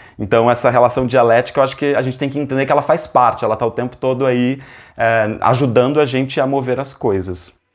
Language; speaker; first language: Portuguese; native; Portuguese